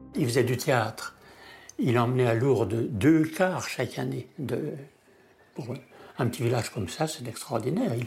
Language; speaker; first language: French; native; French